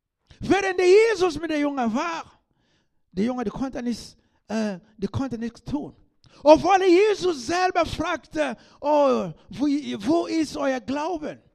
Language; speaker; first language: German; non-native, learner; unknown